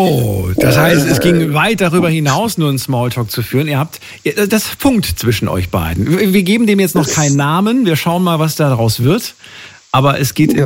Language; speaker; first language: German; native; German